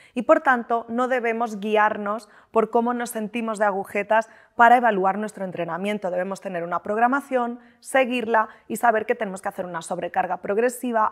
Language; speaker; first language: Spanish; native; Spanish